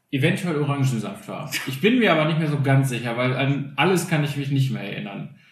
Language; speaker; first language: German; early bilingual, other home language; Albanian